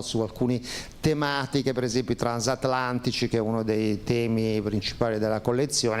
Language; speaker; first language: Italian; native; Italian